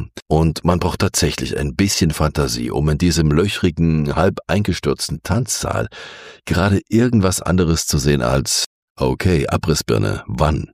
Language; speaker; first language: German; native; German